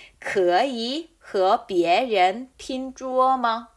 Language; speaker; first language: Chinese; non-native, fluent; Korean